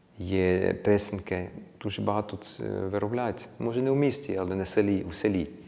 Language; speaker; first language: Ukrainian; early bilingual, heritage; Ukrainian